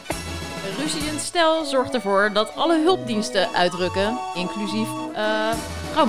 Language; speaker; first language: Dutch; native; Dutch